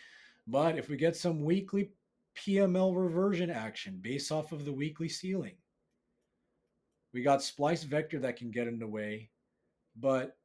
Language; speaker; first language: English; native; English